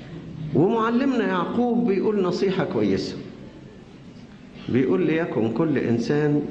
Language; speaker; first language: Arabic; native; Arabic